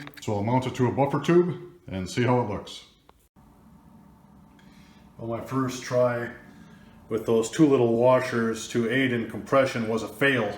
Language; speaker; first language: English; native; English